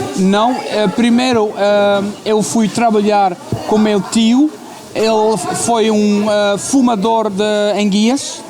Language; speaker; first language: Portuguese; non-native, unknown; Dutch